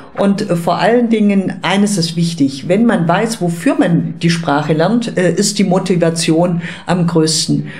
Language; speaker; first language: German; native; German